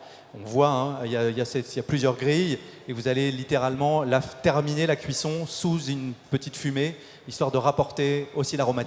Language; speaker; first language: French; native; French